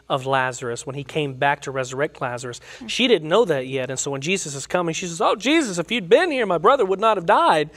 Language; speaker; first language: English; native; English